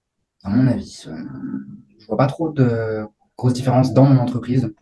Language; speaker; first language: French; native; French